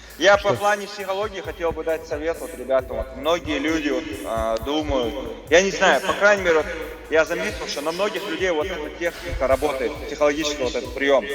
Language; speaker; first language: Russian; non-native, local second language; Chechen